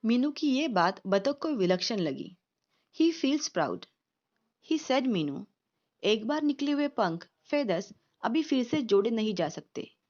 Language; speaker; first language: Hindi; non-native, local second language; Marathi